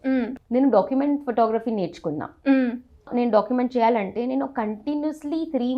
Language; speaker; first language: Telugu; non-native, local second language; Gujarati